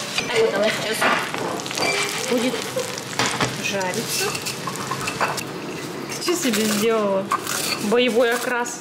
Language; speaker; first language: Russian; native; Russian